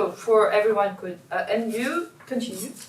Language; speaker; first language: English; non-native, learner; Russian